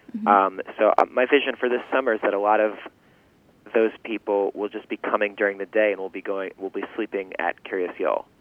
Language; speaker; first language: English; early bilingual, other home language; Yiddish